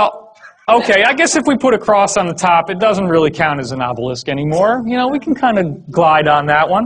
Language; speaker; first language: English; native; English